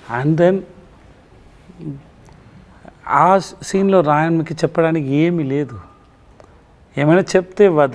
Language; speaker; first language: Telugu; non-native, local second language; Tamil